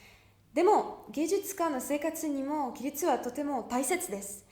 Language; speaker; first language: Japanese; non-native, learner; Russian